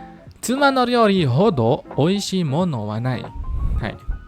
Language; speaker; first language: Japanese; non-native, fluent; Indonesian